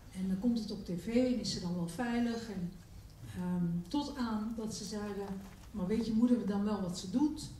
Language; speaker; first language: Dutch; early bilingual, other home language; Turkish